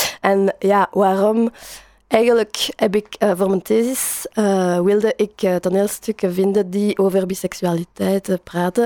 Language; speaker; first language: Dutch; non-native, learner; French